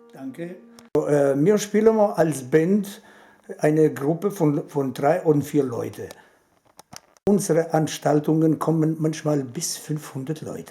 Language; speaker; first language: German; non-native, learner; Albanian